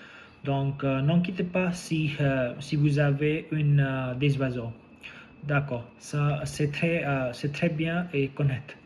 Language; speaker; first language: French; non-native, learner; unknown